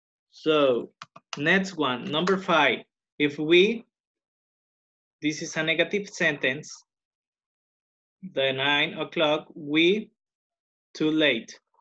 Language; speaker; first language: English; non-native, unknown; Spanish